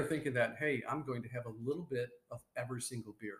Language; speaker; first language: English; native; English